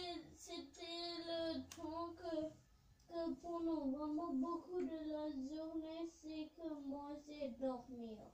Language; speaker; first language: French; early bilingual, heritage; English